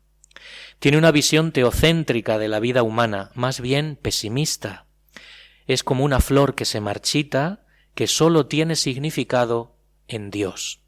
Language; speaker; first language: Spanish; native; Spanish